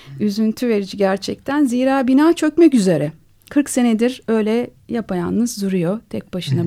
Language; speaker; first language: Turkish; native; Turkish